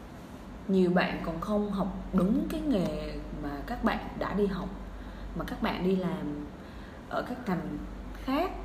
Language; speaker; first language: Vietnamese; native; Vietnamese